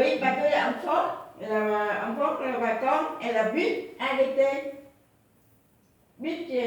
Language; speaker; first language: French; non-native, learner; Vietnamese